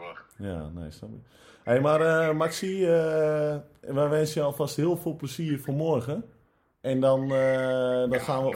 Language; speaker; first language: Dutch; native; Dutch